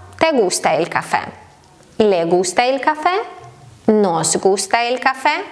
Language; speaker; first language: Spanish; non-native, fluent; Ukrainian